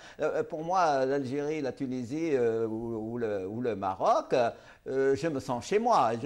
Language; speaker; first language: French; non-native, local second language; Arabic